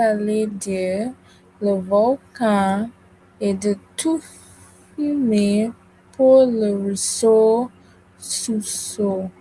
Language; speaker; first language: French; non-native, learner; English